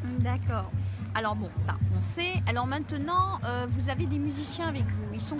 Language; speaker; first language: French; native; French